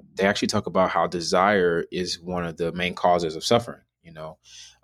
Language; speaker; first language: English; native; English